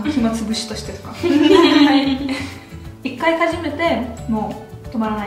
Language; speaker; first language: Japanese; non-native, fluent; Russian